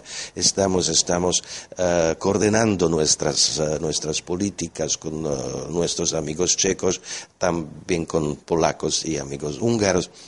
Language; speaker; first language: Spanish; non-native, fluent; Slovak